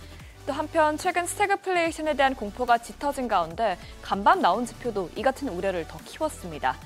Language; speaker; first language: Korean; native; Korean